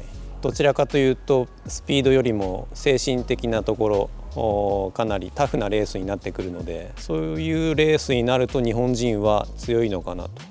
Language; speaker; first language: Japanese; native; Japanese